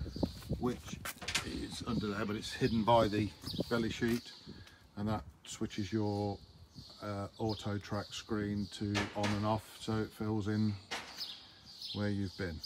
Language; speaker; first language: English; native; English